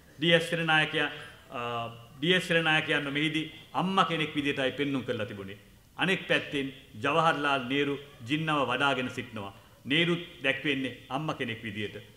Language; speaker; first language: Sinhala; non-native, local second language; Tamil